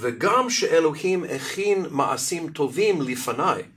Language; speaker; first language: Hebrew; non-native, fluent; Russian